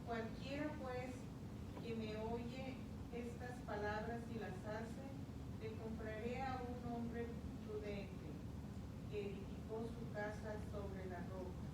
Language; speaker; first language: Spanish; native; Spanish